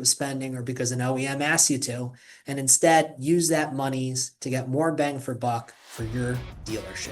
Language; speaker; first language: English; native; English